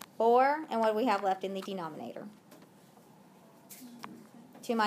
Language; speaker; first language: English; native; English